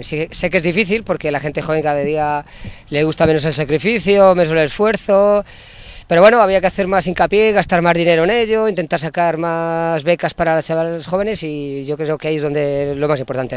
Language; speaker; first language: Spanish; native; Spanish